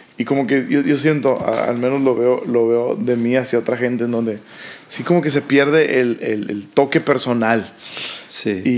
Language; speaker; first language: Spanish; early bilingual, other home language; English